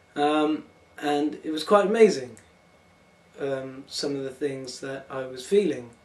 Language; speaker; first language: English; native; English